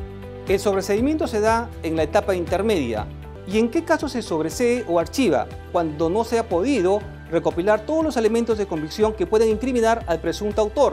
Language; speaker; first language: Spanish; native; Spanish